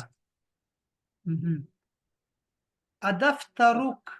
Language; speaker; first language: Arabic; non-native, fluent; Urdu